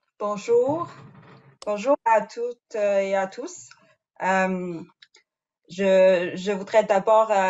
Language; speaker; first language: French; non-native, fluent; Chinese